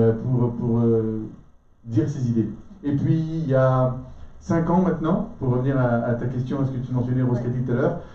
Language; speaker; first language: French; native; French